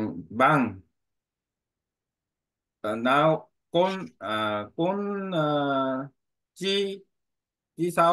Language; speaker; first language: Vietnamese; non-native, learner; Korean